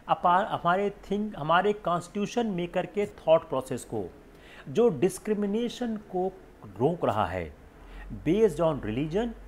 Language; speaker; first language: Hindi; native; Hindi